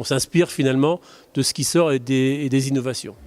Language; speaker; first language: French; native; French